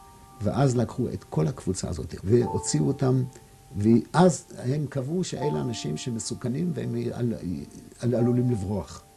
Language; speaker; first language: Hebrew; non-native, fluent; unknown